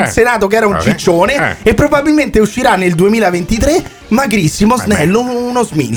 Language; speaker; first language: Italian; native; Italian